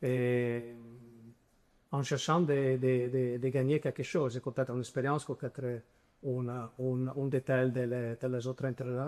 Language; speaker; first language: French; non-native, fluent; Italian